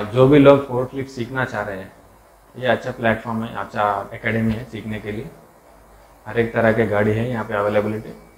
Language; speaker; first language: Hindi; non-native, local second language; Telugu